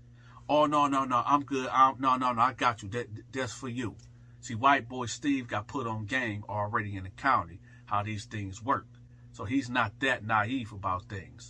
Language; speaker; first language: English; native; English